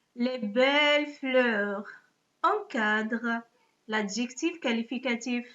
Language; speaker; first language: French; non-native, local second language; Arabic